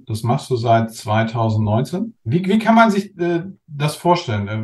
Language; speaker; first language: German; native; German